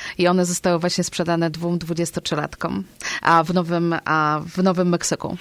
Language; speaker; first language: Polish; native; Polish